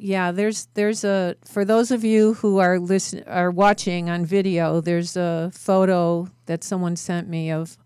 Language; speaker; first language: English; native; English